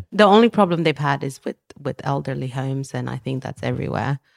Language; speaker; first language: English; early bilingual, other home language; Romanian